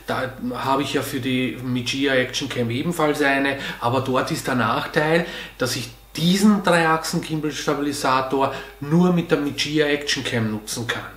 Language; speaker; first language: German; native; German